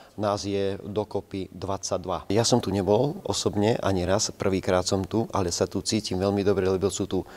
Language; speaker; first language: Slovak; native; Slovak